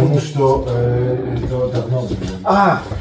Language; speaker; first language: Russian; non-native, learner; Polish